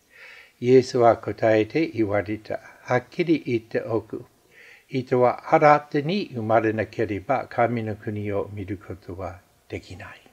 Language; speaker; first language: Japanese; non-native, fluent; English